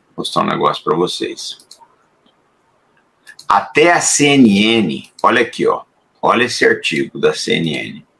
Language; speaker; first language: Portuguese; native; Portuguese